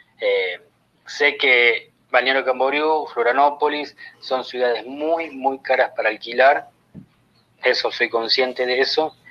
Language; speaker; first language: Spanish; native; Spanish